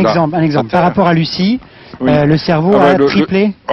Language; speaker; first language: French; native; French